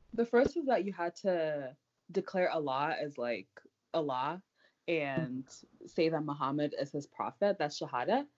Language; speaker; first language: English; non-native, local second language; Yoruba